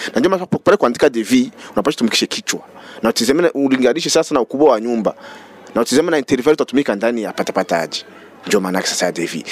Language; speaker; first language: Swahili; non-native, local second language; Rundi